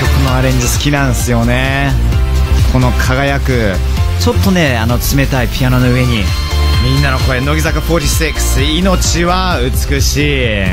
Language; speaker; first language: Japanese; early bilingual, heritage; Japanese